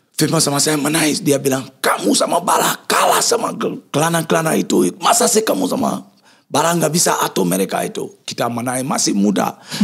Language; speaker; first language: Indonesian; non-native, fluent; English